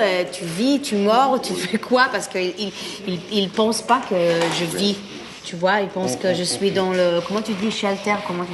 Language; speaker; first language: French; non-native, learner; Hebrew